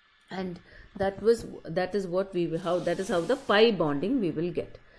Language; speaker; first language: English; non-native, local second language; Malayalam